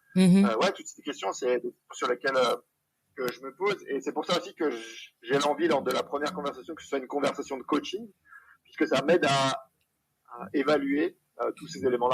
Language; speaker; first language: French; native; French